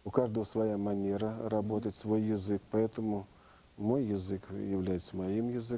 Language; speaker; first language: Russian; native; Russian